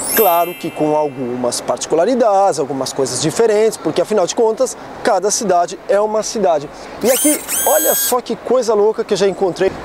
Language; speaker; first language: Portuguese; native; Portuguese